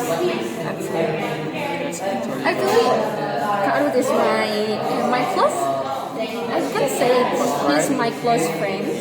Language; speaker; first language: English; non-native, learner; Indonesian